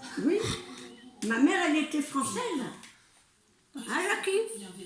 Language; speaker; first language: French; early bilingual, other home language; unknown